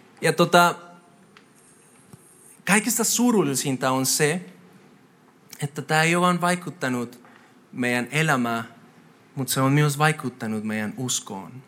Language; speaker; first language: Finnish; non-native, fluent; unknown